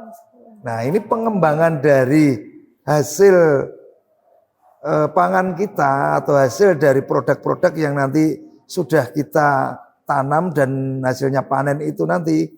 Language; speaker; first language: Indonesian; native; Indonesian